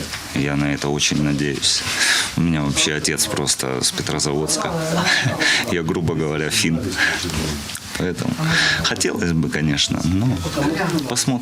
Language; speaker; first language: Russian; native; Russian